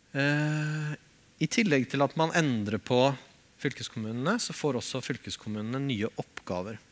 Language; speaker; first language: Norwegian; native; Norwegian